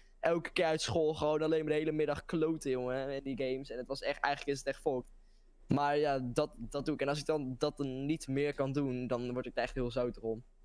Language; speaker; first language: Dutch; native; Dutch